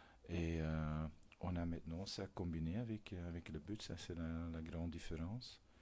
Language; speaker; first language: French; non-native, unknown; Dutch